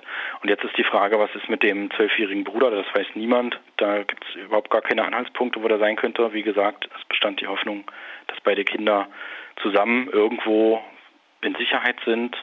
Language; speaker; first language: German; native; German